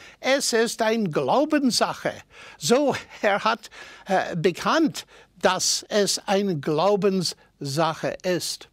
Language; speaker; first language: German; non-native, fluent; English